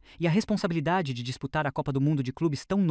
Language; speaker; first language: Portuguese; native; Portuguese